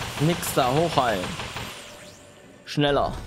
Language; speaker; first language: German; native; German